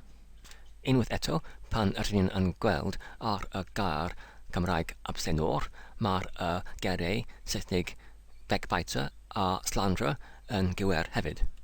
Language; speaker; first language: Welsh; non-native, learner; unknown